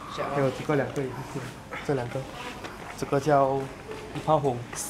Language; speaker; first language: Chinese; native; Chinese